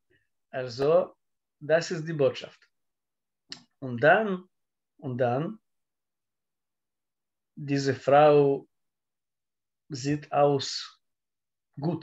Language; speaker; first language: German; non-native, learner; Russian